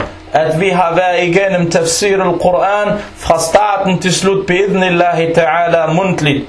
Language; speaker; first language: Danish; non-native, fluent; Arabic